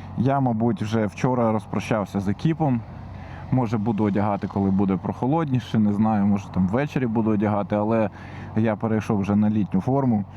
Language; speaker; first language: Ukrainian; non-native, local second language; Russian